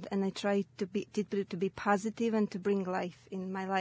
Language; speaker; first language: English; non-native, fluent; Latvian